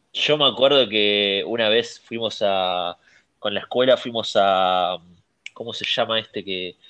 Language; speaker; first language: Spanish; native; Spanish